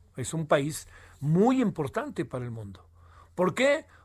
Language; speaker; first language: Spanish; native; Spanish